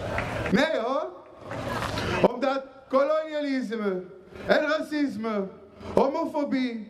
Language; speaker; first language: Dutch; non-native, fluent; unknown